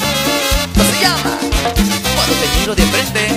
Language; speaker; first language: Spanish; native; Spanish